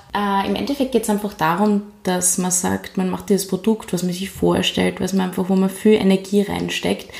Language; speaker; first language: German; native; German